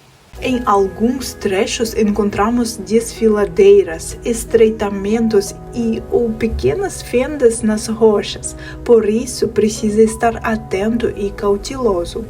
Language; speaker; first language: Portuguese; non-native, fluent; Russian